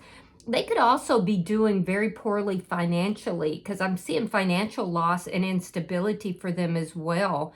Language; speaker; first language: English; native; English